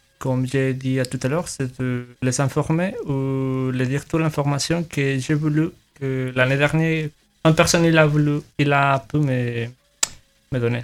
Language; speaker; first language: French; non-native, learner; Spanish